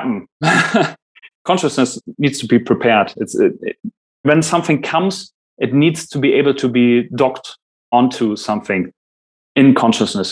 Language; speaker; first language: English; non-native, fluent; German